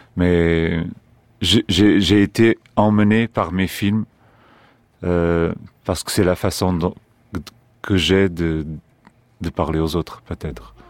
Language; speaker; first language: French; non-native, fluent; Portuguese